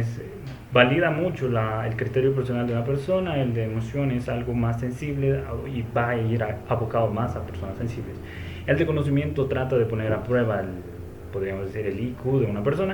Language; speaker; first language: Spanish; native; Spanish